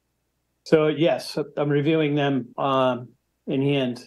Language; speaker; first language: English; native; English